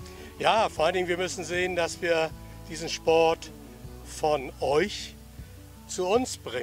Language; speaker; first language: German; native; German